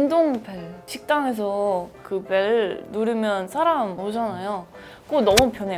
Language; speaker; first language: Korean; non-native, fluent; Spanish